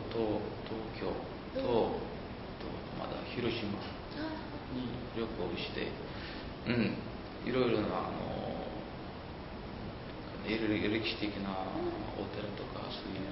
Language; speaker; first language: Japanese; non-native, fluent; Uzbek